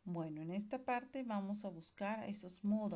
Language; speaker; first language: Spanish; native; Spanish